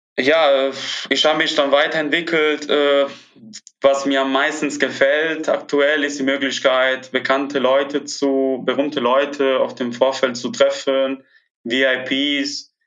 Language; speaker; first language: German; non-native, fluent; Italian